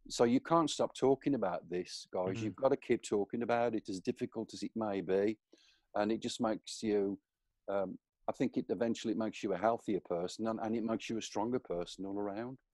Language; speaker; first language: English; native; English